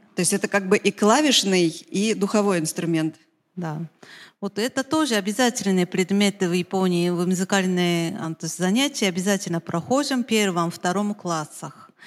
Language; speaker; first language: Russian; non-native, fluent; Japanese